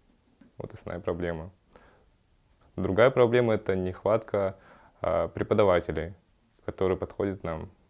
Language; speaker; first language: Russian; early bilingual, other home language; Kyrgyz